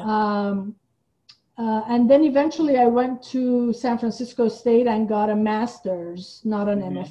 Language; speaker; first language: English; non-native, fluent; Persian